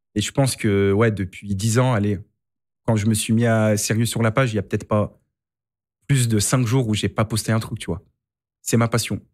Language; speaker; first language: French; native; French